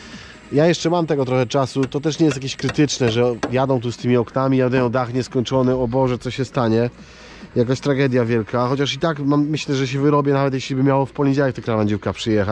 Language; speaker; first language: Polish; native; Polish